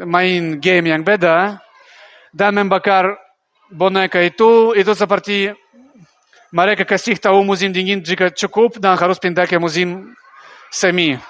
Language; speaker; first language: Indonesian; non-native, learner; Russian